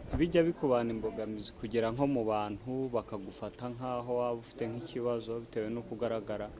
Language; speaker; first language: Kinyarwanda; native; Kinyarwanda